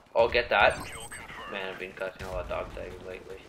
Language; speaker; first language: English; native; English